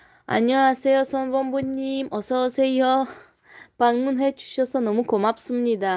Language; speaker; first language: Korean; non-native, fluent; Tajik